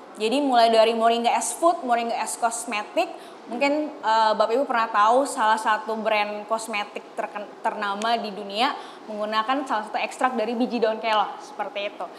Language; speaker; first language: Indonesian; native; Indonesian